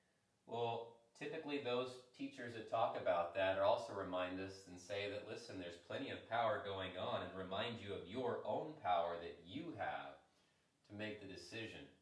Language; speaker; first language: English; native; English